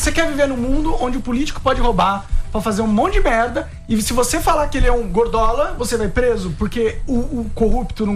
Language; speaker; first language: Portuguese; native; Portuguese